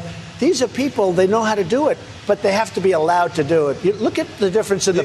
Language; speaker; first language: English; native; English